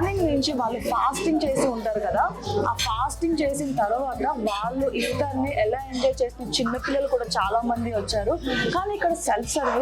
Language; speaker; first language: Telugu; native; Telugu